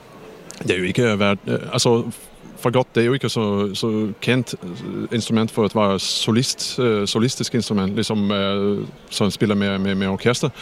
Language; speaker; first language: Danish; non-native, fluent; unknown